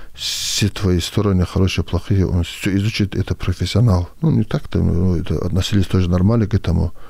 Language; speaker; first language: Russian; non-native, local second language; Avaric